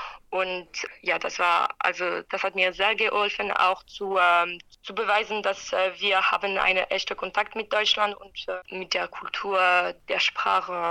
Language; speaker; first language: German; non-native, fluent; French